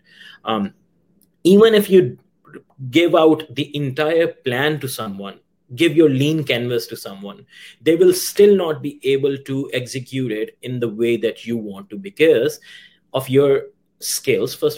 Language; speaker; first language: English; non-native, local second language; Urdu